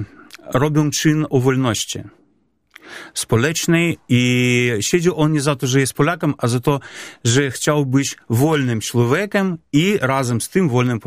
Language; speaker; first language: Polish; non-native, fluent; Belarusian